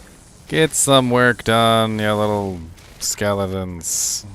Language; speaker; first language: English; native; English